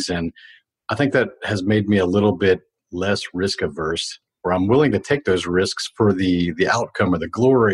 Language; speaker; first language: English; native; English